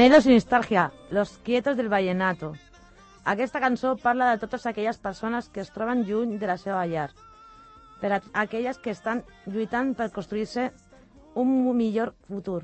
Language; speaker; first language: Catalan; non-native, fluent; Spanish